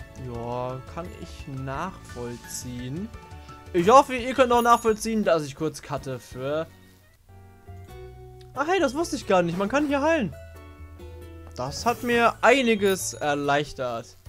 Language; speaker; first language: German; native; German